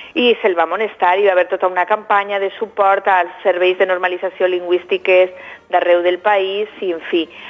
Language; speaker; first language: Catalan; native; Catalan